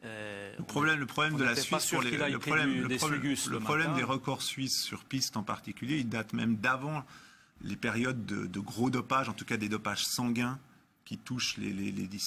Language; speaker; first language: French; native; French